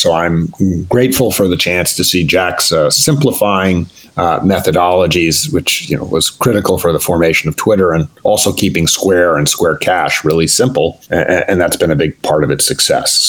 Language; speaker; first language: English; native; English